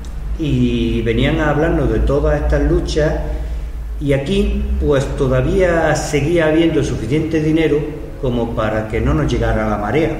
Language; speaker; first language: Spanish; native; Spanish